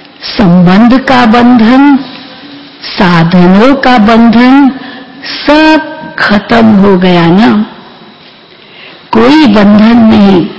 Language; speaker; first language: Hindi; native; Hindi